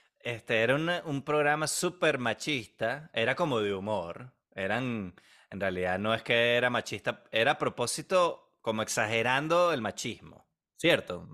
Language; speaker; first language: Spanish; native; Spanish